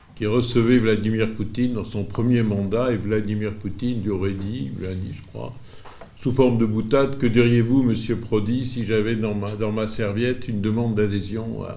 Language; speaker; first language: French; native; French